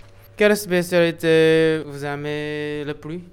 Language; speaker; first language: French; non-native, learner; Chinese